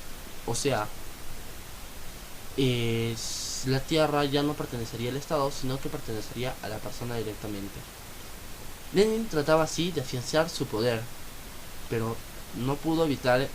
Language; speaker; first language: Spanish; native; Spanish